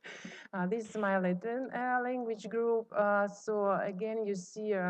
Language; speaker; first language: English; non-native, fluent; Russian